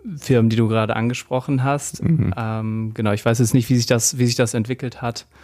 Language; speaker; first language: German; native; German